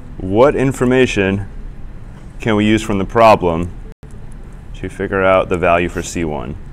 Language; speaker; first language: English; native; English